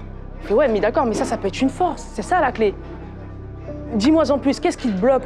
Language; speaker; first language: French; native; French